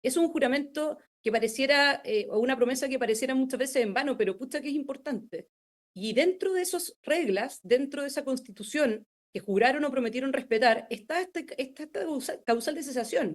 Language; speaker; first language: Spanish; native; Spanish